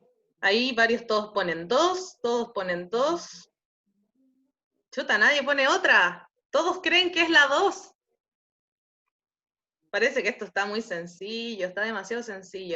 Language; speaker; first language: Spanish; native; Spanish